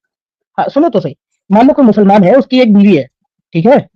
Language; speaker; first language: Hindi; native; Hindi